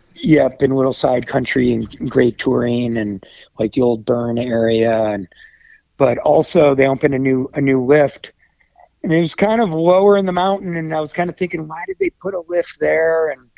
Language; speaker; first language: English; native; English